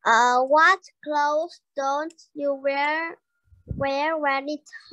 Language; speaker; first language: English; non-native, learner; Vietnamese